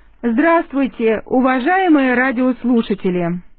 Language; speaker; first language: Russian; non-native, fluent; Chinese